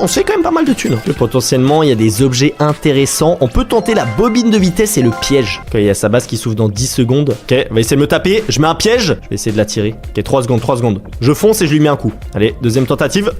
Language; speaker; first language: French; native; French